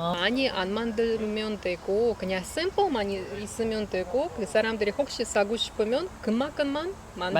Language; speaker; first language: Korean; non-native, learner; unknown